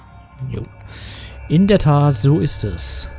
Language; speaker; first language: German; native; German